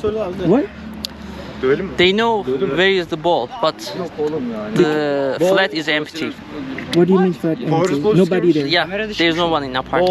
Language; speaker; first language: English; non-native, learner; Thai